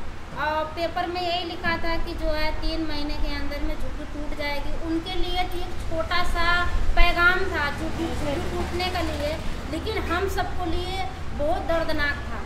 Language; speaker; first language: Hindi; native; Hindi